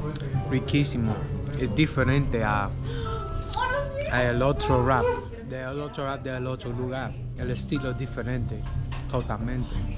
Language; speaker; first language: Spanish; non-native, learner; English